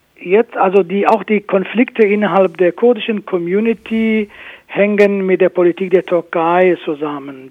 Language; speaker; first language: German; non-native, fluent; Kurdish